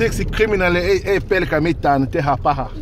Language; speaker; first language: Finnish; non-native, learner; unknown